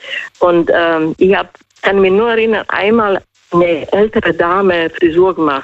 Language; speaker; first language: German; non-native, fluent; Slovenian